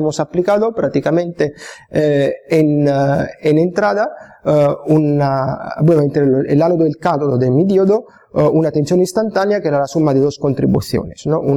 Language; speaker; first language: Spanish; non-native, fluent; Italian